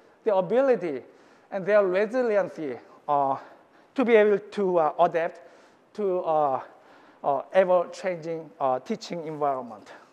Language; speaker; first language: English; non-native, fluent; Korean